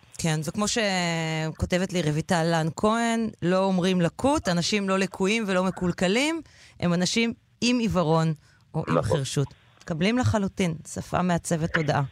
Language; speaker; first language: Hebrew; native; Hebrew